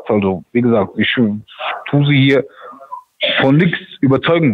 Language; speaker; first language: German; native; German